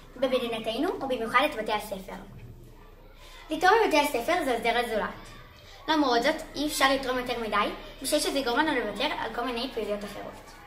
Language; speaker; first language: Hebrew; native; Hebrew